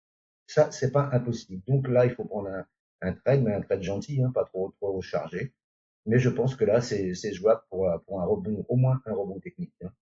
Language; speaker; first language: French; native; French